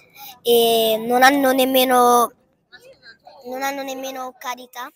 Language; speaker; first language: Italian; early bilingual, other home language; Fula